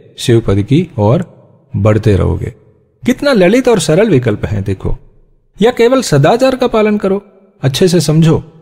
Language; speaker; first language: Hindi; native; Hindi